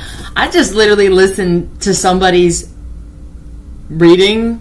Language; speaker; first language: English; native; English